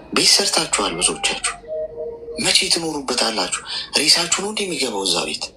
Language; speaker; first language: Amharic; native; Amharic